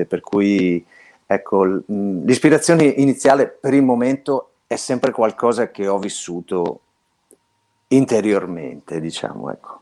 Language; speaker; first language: Italian; native; Italian